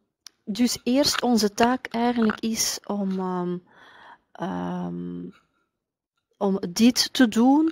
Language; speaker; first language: Dutch; non-native, fluent; Russian